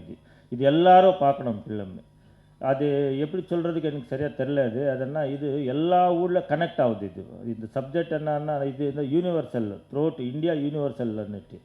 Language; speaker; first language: Tamil; non-native, learner; Kannada